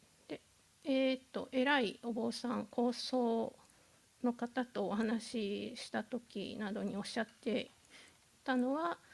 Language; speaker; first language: Japanese; native; Japanese